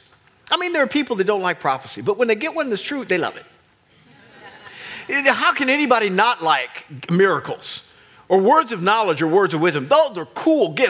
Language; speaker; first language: English; native; English